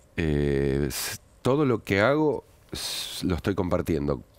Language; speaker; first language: Spanish; native; Spanish